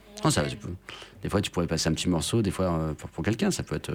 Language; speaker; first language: French; native; French